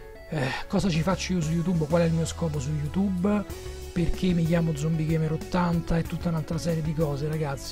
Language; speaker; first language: Italian; native; Italian